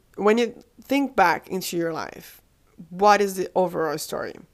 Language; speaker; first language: English; non-native, fluent; Portuguese